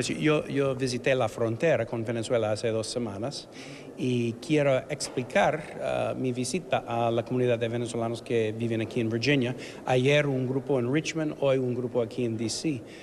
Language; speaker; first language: Spanish; non-native, fluent; English